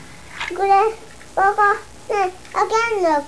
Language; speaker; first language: Japanese; native; Japanese